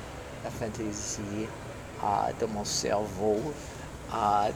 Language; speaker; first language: French; non-native, fluent; English